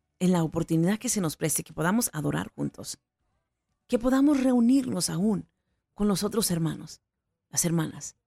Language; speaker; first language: Spanish; early bilingual, heritage; Spanish